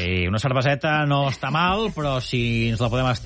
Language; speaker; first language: Catalan; native; Catalan